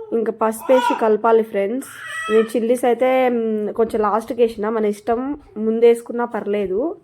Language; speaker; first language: Telugu; non-native, local second language; Lambadi